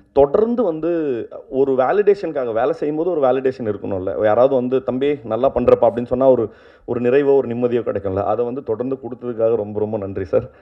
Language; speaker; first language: Tamil; native; Tamil